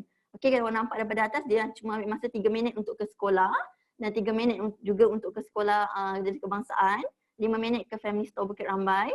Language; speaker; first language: Malay; native; Malay